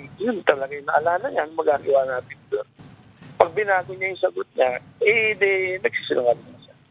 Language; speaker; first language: Filipino; native; Filipino